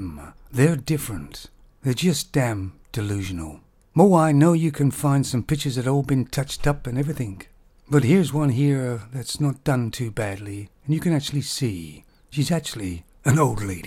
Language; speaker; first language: English; native; English